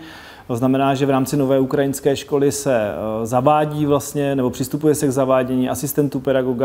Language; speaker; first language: Czech; native; Czech